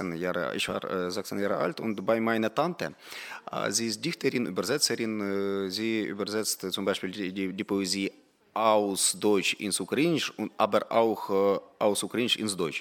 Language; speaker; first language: German; non-native, fluent; Ukrainian